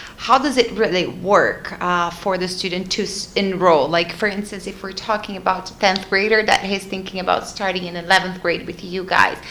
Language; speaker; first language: English; non-native, fluent; Portuguese